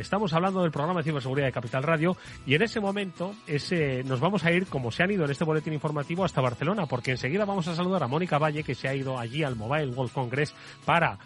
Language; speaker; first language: Spanish; native; Spanish